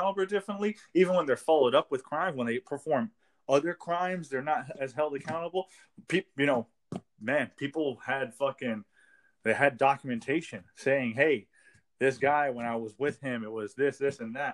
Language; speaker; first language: English; native; English